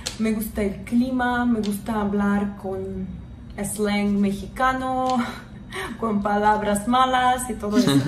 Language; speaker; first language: Spanish; non-native, fluent; Russian